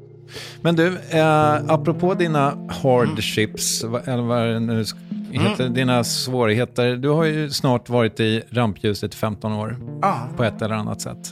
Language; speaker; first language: Swedish; native; Swedish